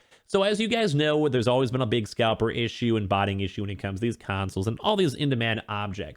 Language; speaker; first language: English; native; English